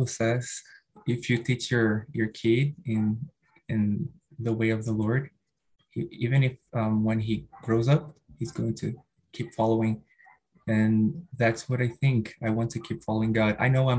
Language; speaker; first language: English; non-native, fluent; Portuguese